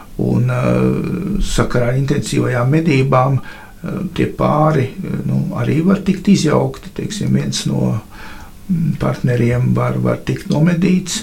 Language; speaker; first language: Latvian; native; Latvian